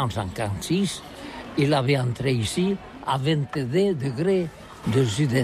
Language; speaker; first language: French; non-native, learner; Catalan